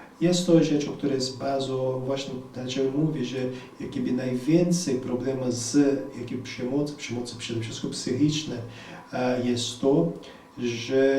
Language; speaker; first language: Polish; non-native, fluent; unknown